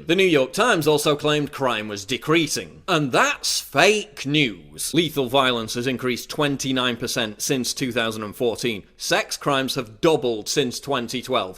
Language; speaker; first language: English; native; English